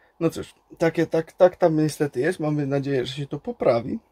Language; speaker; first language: Polish; native; Polish